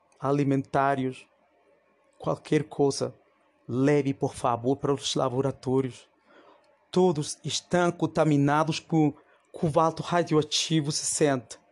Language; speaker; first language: Portuguese; non-native, fluent; Spanish